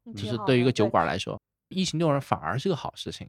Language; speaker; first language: Chinese; native; Chinese